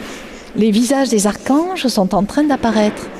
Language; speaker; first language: French; native; French